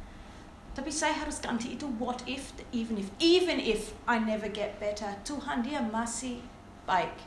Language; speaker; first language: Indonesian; non-native, fluent; English